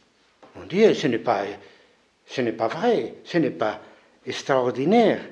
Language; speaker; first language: French; non-native, fluent; Spanish